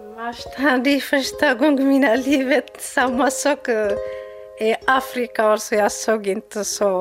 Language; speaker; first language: Swedish; non-native, learner; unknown